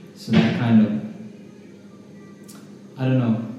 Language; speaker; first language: English; non-native, fluent; Finnish